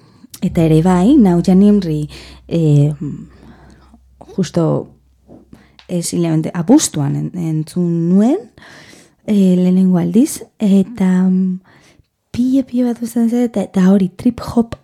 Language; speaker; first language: Basque; non-native, learner; Spanish